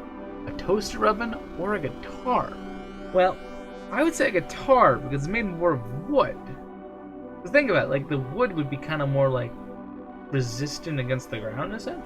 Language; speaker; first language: English; native; English